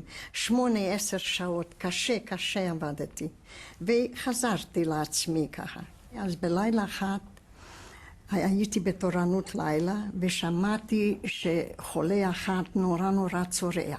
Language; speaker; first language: Hebrew; non-native, fluent; Hungarian